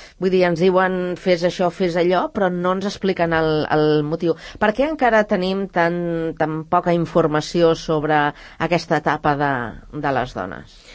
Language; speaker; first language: Catalan; native; Catalan